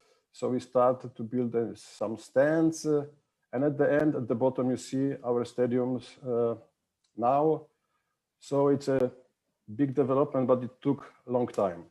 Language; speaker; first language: English; non-native, fluent; Polish